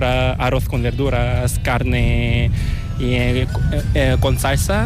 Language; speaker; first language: Spanish; non-native, fluent; Korean